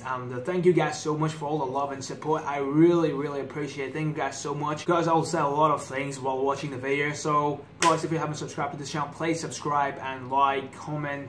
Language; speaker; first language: English; non-native, fluent; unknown